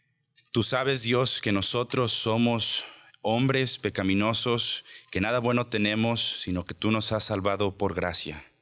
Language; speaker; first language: Spanish; native; Spanish